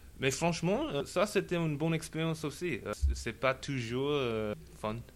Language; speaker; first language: French; non-native, learner; English